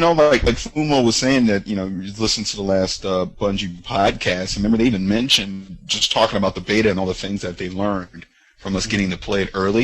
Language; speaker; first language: English; native; English